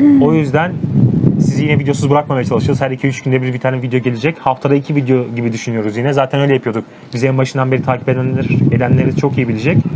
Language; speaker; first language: Turkish; native; Turkish